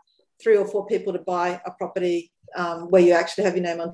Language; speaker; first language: English; native; English